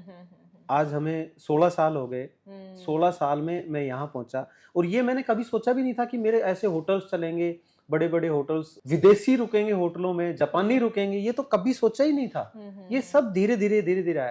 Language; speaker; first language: Hindi; native; Hindi